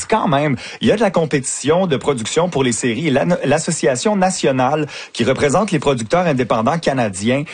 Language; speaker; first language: French; native; French